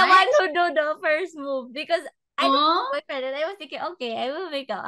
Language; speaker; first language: English; non-native, learner; Cebuano